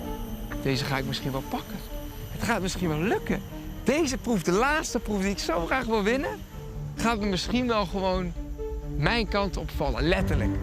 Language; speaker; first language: Dutch; native; Dutch